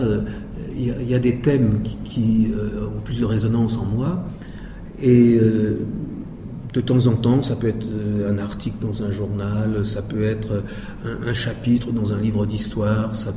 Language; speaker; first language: French; native; French